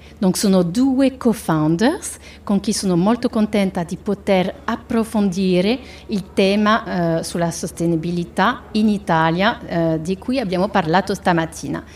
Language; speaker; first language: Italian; non-native, fluent; French